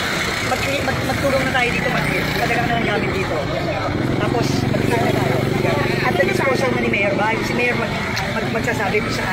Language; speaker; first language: Filipino; non-native, local second language; Cebuano